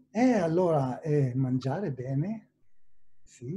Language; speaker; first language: Italian; non-native, fluent; Hebrew